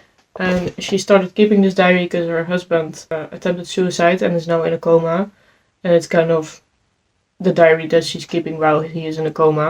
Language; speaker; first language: English; non-native, fluent; Dutch